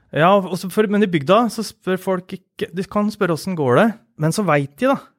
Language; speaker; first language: Norwegian; native; Norwegian